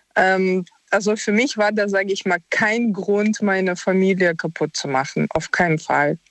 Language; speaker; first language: German; early bilingual, other home language; Ukrainian